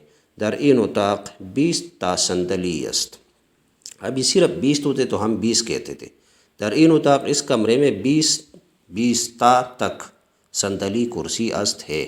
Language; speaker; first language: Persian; non-native, fluent; Urdu